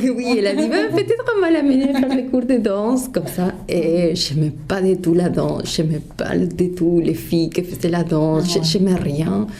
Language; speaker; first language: French; non-native, fluent; Spanish